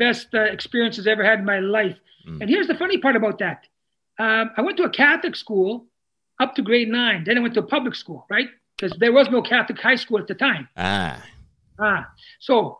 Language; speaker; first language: English; non-native, fluent; Italian